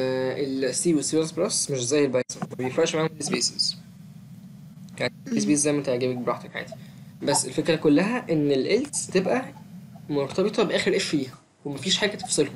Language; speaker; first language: Arabic; native; Arabic